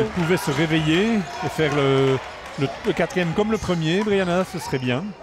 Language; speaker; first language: French; native; French